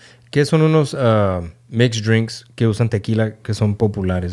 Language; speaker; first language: Spanish; early bilingual, heritage; Spanish